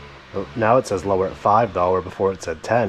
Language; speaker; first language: English; native; English